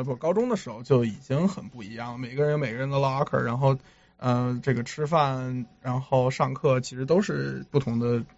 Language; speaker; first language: Chinese; native; Chinese